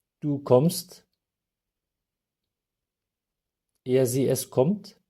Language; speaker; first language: German; non-native, fluent; Turkish